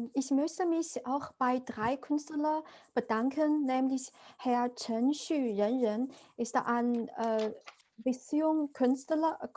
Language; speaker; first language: German; non-native, fluent; Chinese